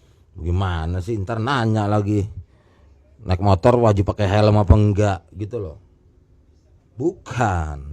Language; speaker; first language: Indonesian; native; Indonesian